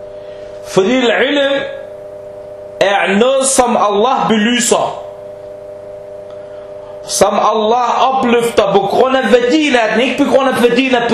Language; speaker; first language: Danish; early bilingual, heritage; Danish